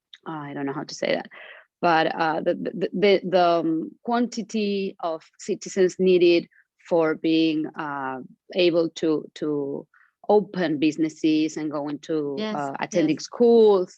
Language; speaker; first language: English; non-native, fluent; Spanish